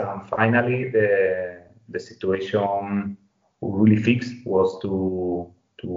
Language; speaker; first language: English; non-native, fluent; Spanish